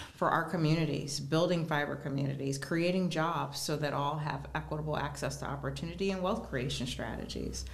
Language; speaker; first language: English; native; English